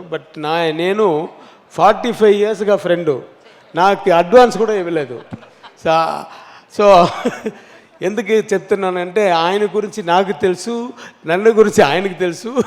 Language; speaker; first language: Telugu; non-native, learner; Tamil